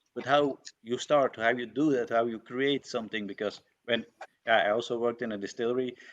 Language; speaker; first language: English; non-native, fluent; Dutch